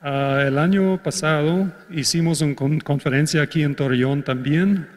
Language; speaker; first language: Spanish; non-native, fluent; English